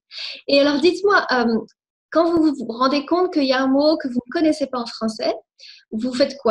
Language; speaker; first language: French; native; French